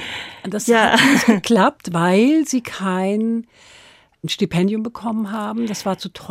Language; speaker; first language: German; native; German